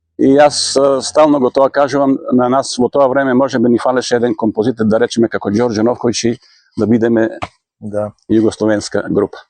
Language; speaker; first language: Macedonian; native; Macedonian